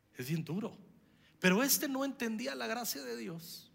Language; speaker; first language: Spanish; native; Spanish